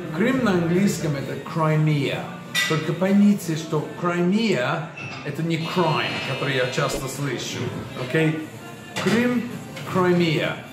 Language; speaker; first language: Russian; non-native, fluent; English